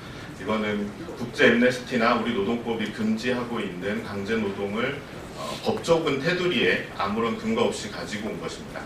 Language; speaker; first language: Korean; native; Korean